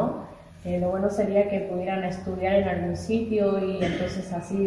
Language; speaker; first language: Spanish; native; Spanish